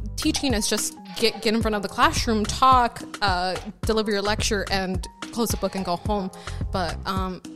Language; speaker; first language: English; early bilingual, other home language; Spanish